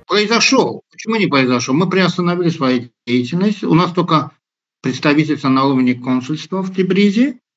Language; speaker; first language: Russian; non-native, local second language; Azerbaijani